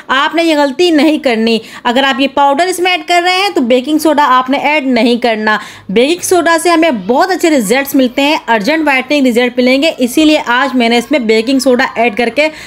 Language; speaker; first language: Urdu; native; Urdu